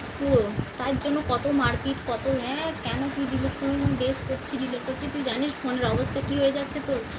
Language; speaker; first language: Bangla; non-native, local second language; Santali